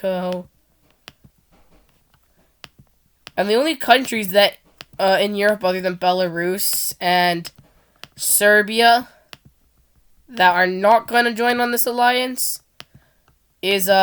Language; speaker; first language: English; non-native, fluent; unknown